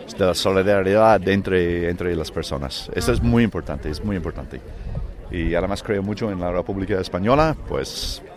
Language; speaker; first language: Spanish; non-native, fluent; English